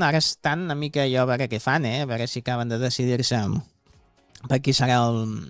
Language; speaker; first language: Catalan; native; Catalan